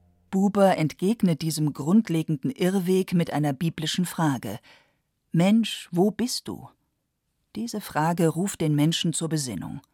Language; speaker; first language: German; native; German